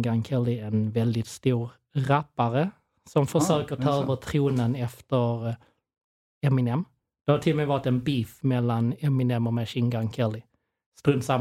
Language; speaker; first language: Swedish; native; Swedish